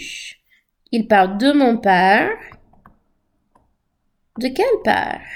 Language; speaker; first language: French; non-native, fluent; English